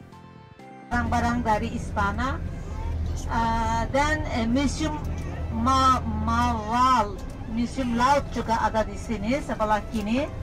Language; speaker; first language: Indonesian; non-native, learner; Turkish